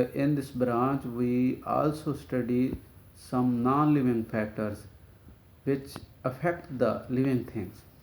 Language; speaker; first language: English; non-native, local second language; Urdu